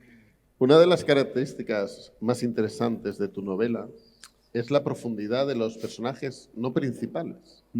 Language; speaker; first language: Spanish; native; Spanish